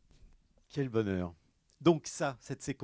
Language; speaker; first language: French; native; French